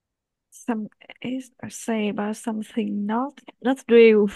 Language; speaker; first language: English; non-native, learner; Vietnamese